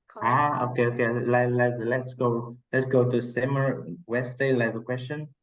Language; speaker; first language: English; non-native, learner; Vietnamese